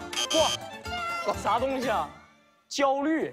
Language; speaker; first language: Chinese; native; Chinese